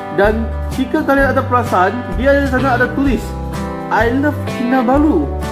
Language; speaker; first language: Malay; non-native, local second language; Chinese